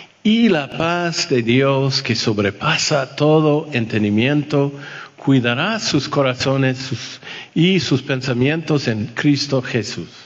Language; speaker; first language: Spanish; non-native, fluent; French